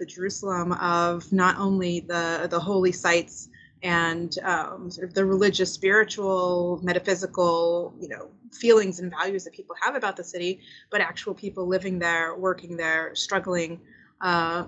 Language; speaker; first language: English; early bilingual, other home language; Spanish